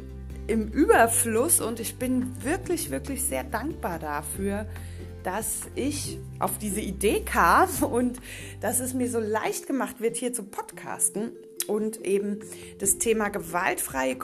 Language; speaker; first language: German; native; German